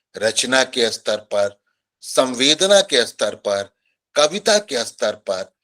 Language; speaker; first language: Hindi; native; Hindi